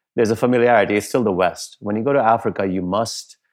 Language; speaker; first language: English; non-native, local second language; Punjabi